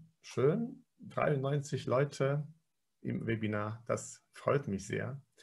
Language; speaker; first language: German; non-native, fluent; Polish